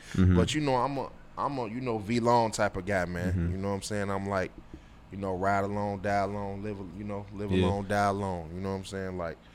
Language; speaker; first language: English; native; English